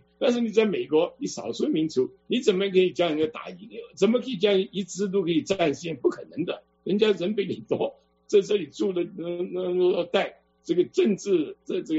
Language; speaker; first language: Chinese; non-native, local second language; Cantonese